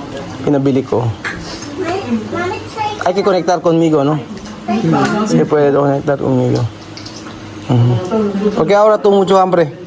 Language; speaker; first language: Spanish; non-native, learner; Filipino